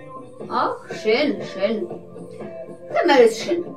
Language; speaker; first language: German; non-native, learner; Polish